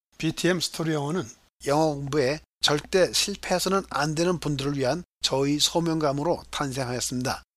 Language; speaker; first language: Korean; native; Korean